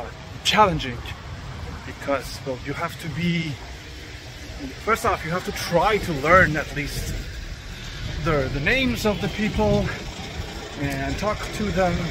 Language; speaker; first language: English; non-native, fluent; Persian